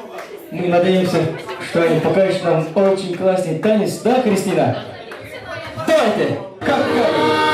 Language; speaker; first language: Russian; non-native, local second language; Kyrgyz